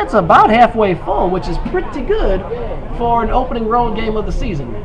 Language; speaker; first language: English; native; English